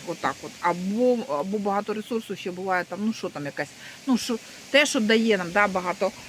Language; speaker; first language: Ukrainian; non-native, local second language; Russian